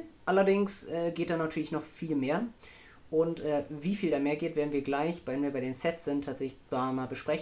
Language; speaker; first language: German; native; German